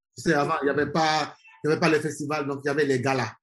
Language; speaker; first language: French; non-native, local second language; Wolof